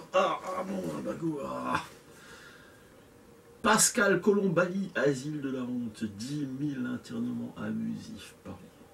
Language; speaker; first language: French; native; French